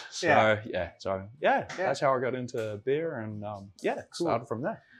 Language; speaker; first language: English; native; English